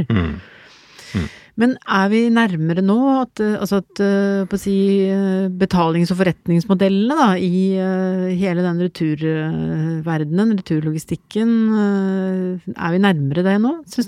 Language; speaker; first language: Norwegian; native; Norwegian